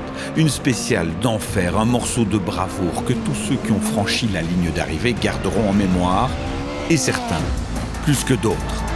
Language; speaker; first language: French; native; French